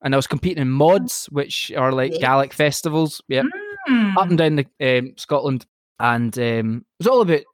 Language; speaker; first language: English; native; English